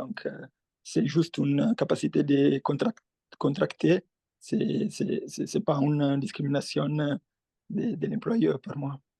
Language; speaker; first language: French; non-native, fluent; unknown